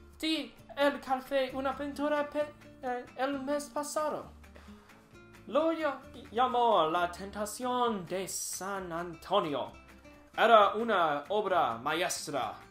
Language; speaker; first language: Spanish; non-native, learner; English